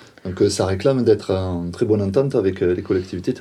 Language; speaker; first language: French; native; French